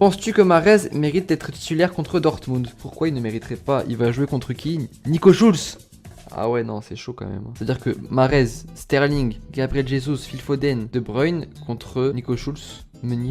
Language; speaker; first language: French; native; French